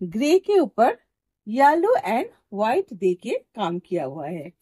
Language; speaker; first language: Hindi; non-native, local second language; Bangla